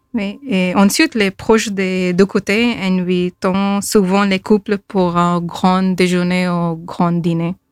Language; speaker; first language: French; non-native, learner; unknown